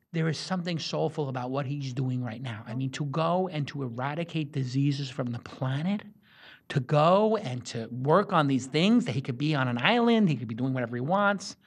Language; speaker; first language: English; native; English